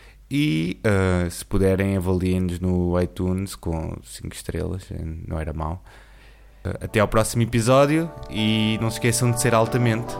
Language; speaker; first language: Portuguese; native; Portuguese